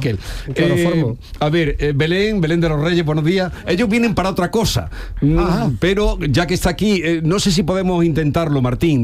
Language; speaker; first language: Spanish; native; Spanish